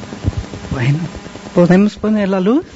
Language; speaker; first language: Spanish; non-native, fluent; English